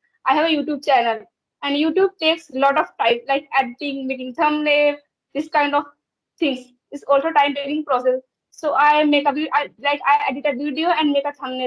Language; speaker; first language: English; non-native, learner; Hindi